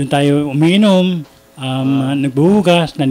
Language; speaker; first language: Filipino; native; Filipino